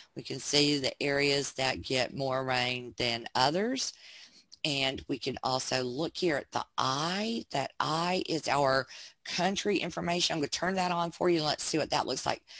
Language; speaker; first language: English; native; English